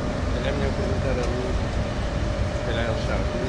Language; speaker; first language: Portuguese; native; Portuguese